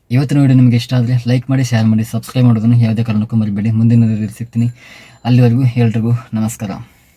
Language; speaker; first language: Kannada; non-native, local second language; Tulu